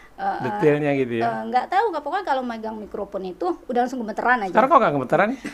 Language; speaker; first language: Indonesian; native; Indonesian